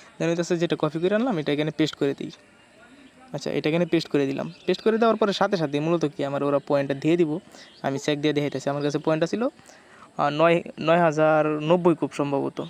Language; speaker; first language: Bangla; native; Bangla